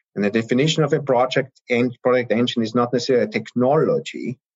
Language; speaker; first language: English; non-native, fluent; German